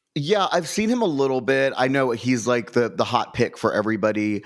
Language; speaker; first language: English; native; English